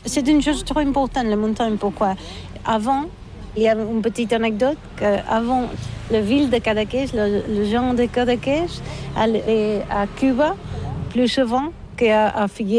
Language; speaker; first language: French; non-native, learner; Catalan